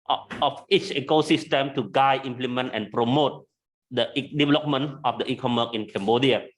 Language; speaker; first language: English; non-native, learner; Khmer